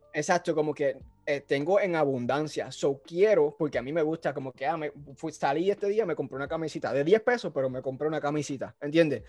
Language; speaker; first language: Spanish; native; Spanish